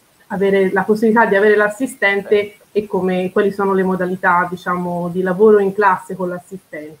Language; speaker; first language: Italian; native; Italian